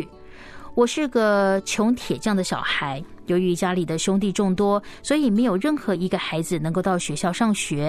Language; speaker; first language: Chinese; native; Chinese